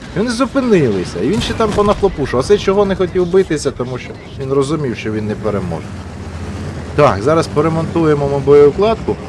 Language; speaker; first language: Ukrainian; native; Ukrainian